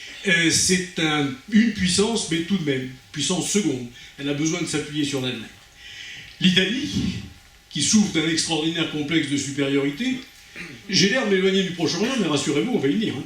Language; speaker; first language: French; native; French